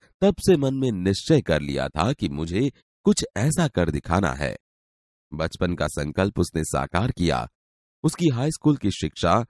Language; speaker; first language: Hindi; non-native, local second language; Gujarati